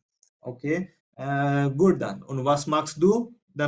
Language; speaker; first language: German; non-native, fluent; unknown